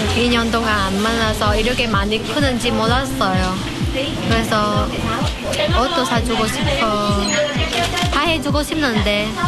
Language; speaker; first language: Korean; non-native, learner; Vietnamese